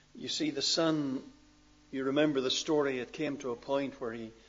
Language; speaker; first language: English; native; English